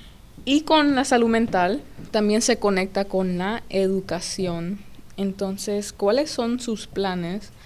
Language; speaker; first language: Spanish; early bilingual, heritage; English